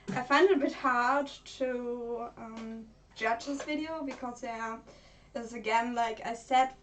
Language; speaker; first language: English; non-native, fluent; German